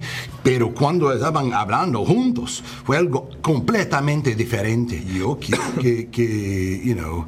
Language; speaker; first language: Spanish; non-native, learner; English